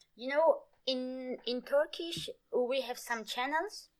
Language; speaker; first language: English; non-native, fluent; Kurdish